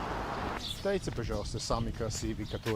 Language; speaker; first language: Russian; non-native, learner; English